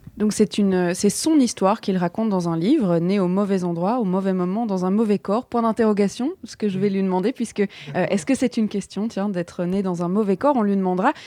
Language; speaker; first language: French; native; French